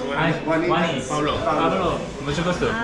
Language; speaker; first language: Spanish; non-native, learner; English